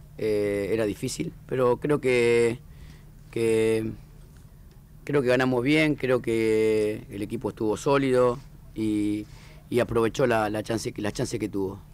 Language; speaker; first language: Spanish; native; Spanish